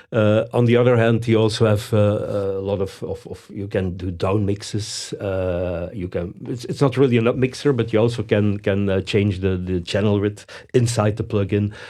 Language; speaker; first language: English; non-native, fluent; Dutch